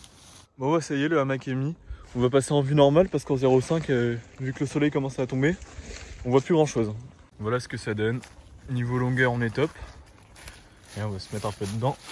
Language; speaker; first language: French; native; French